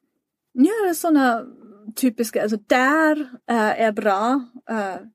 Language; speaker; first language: Swedish; non-native, fluent; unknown